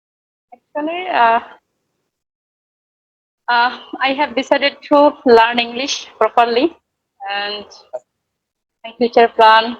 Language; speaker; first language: English; non-native, learner; Bangla